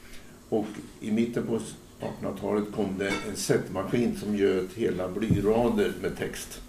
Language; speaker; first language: Swedish; native; Swedish